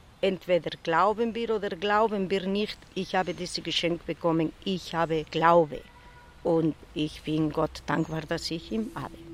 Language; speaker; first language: German; non-native, fluent; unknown